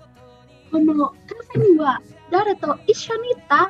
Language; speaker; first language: Japanese; non-native, learner; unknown